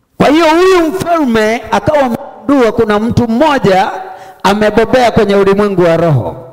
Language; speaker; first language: Swahili; non-native, local second language; Sukuma